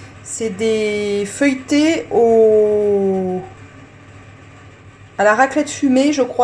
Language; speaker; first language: French; native; French